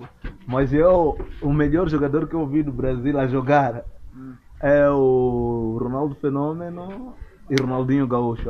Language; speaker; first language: Portuguese; non-native, local second language; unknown